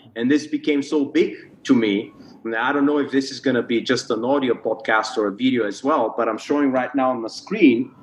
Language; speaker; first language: English; non-native, fluent; Bulgarian